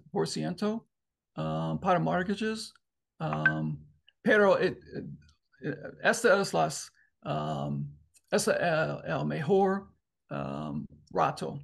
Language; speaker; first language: Spanish; non-native, learner; English